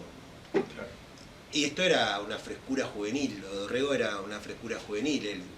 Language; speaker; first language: Spanish; native; Spanish